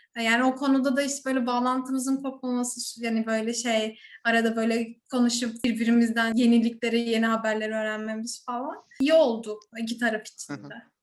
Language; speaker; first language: Turkish; native; Turkish